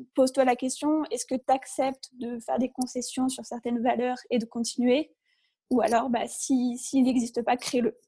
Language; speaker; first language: French; native; French